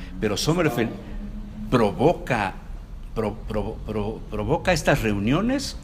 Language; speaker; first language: Spanish; native; Spanish